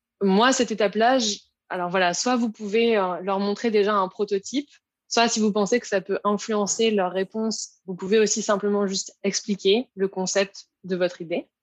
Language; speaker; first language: French; native; French